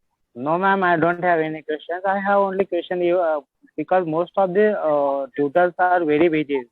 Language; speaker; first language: English; non-native, learner; Marathi